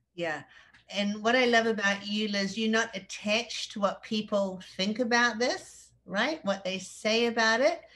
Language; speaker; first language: English; native; English